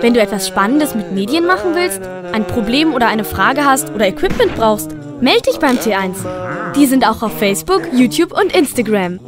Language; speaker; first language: German; native; German